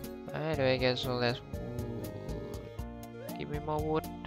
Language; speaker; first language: English; non-native, local second language; Malay